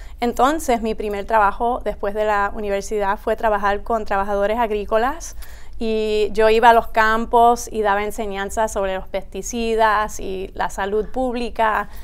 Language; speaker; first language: Spanish; early bilingual, heritage; Spanish